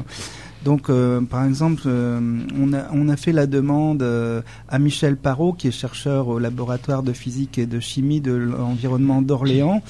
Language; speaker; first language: French; native; French